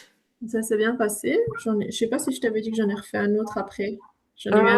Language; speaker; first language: French; native; French